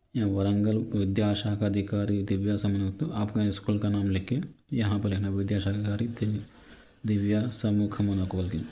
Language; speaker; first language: Hindi; non-native, local second language; Telugu